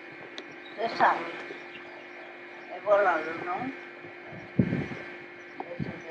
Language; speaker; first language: French; non-native, local second language; Basque